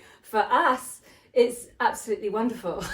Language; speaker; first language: English; native; English